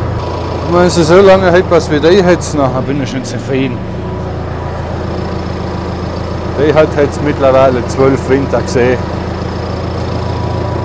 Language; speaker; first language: German; native; German